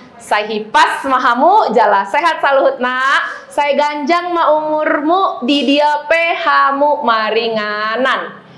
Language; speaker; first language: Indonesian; native; Indonesian